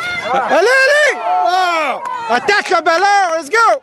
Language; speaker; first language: French; native; French